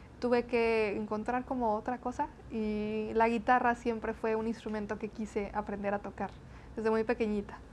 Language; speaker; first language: Spanish; native; Spanish